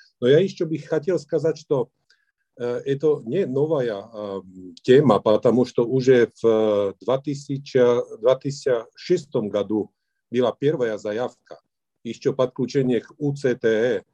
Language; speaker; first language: Russian; non-native, learner; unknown